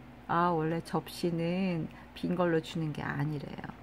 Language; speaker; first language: Korean; native; Korean